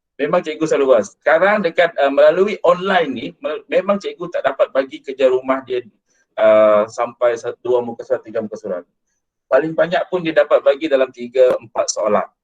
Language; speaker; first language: Malay; non-native, local second language; Iban